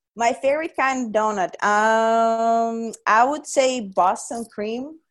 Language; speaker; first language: English; non-native, fluent; Russian